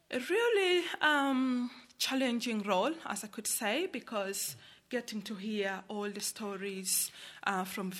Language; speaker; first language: English; non-native, local second language; Acoli